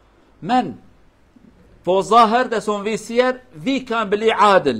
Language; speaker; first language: Swedish; non-native, learner; Kurdish